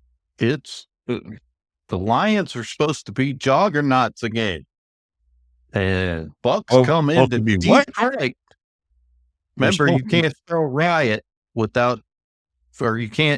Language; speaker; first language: English; native; English